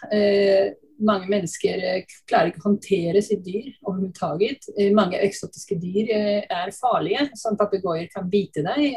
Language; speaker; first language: Norwegian; non-native, fluent; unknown